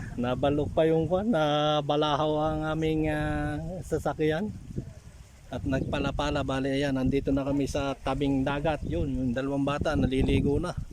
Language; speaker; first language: Filipino; native; Filipino